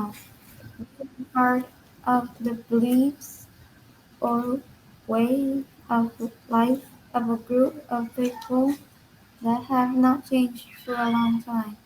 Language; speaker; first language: English; non-native, learner; Vietnamese